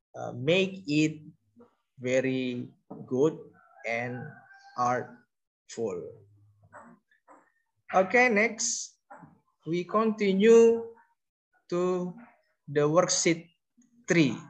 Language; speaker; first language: English; non-native, learner; Indonesian